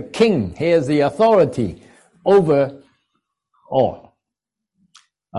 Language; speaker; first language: English; non-native, local second language; Cantonese